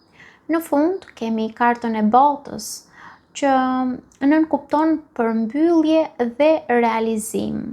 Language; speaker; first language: Albanian; native; Albanian